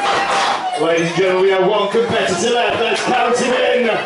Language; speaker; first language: English; native; English